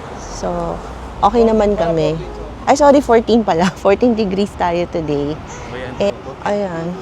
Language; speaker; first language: Filipino; native; Filipino